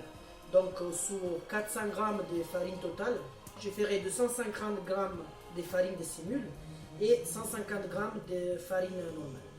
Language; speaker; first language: French; non-native, fluent; Italian